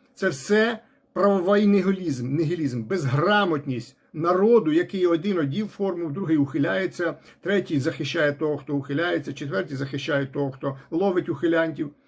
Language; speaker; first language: Ukrainian; non-native, local second language; Russian